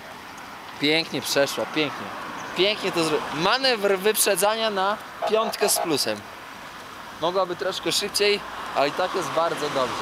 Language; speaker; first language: Polish; native; Polish